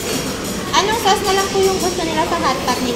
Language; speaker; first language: Filipino; native; Filipino